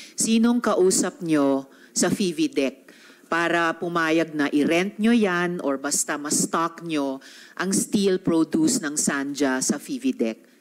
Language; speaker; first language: Filipino; native; Filipino